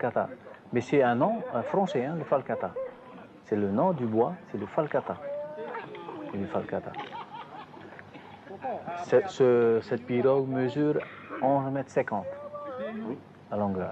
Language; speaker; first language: French; non-native, local second language; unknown